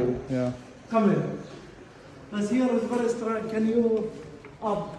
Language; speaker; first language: English; non-native, learner; Arabic